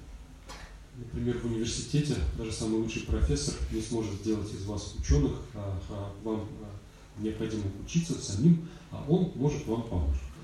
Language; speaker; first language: Russian; native; Russian